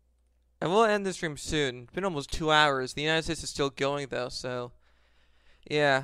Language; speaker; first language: English; native; English